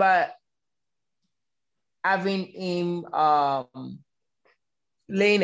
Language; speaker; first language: English; non-native, local second language; Yoruba